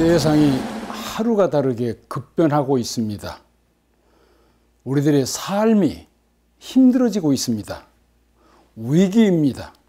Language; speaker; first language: Korean; native; Korean